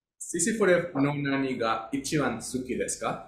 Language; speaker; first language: Japanese; non-native, learner; Spanish